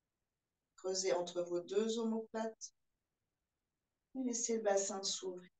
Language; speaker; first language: French; native; French